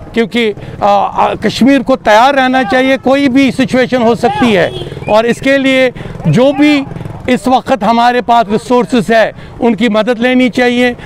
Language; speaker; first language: Hindi; non-native, local second language; Kashmiri